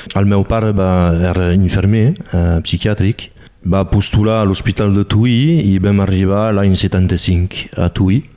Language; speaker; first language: Catalan; non-native, local second language; French